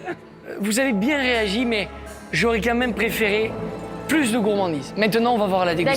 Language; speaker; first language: French; native; French